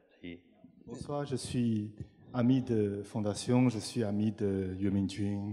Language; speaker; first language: French; non-native, fluent; Chinese